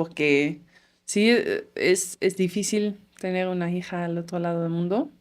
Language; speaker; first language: Spanish; non-native, fluent; Dutch